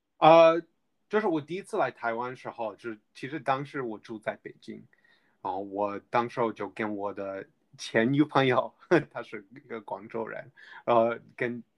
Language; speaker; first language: Chinese; non-native, fluent; English